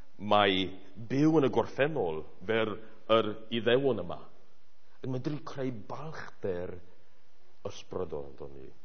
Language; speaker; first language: Welsh; non-native, fluent; English